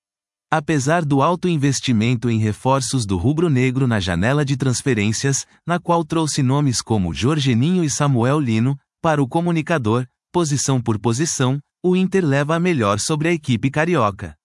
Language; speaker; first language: Portuguese; native; Portuguese